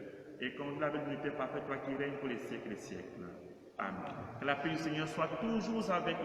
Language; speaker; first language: French; native; French